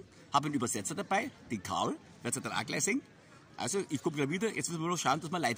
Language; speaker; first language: German; native; German